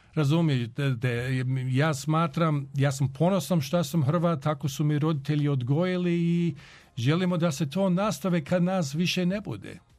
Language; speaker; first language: Croatian; early bilingual, heritage; Croatian